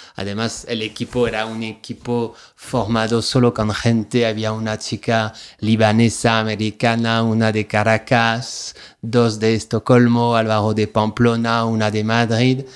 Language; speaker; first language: Spanish; non-native, fluent; French